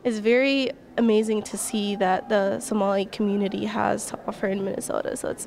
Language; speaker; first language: English; early bilingual, other home language; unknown